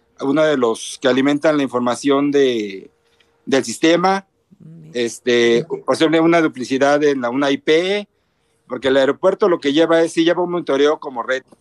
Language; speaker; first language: Spanish; native; Spanish